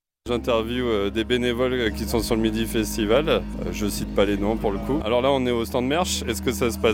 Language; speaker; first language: French; native; French